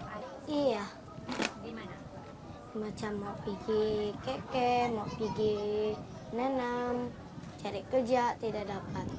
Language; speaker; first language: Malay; early bilingual, other home language; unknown